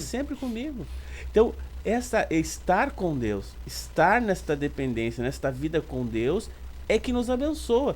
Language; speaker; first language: Portuguese; native; Portuguese